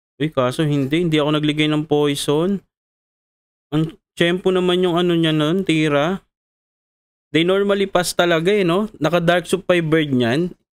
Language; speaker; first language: Filipino; native; Filipino